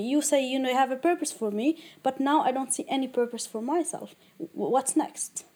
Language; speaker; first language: English; non-native, fluent; Arabic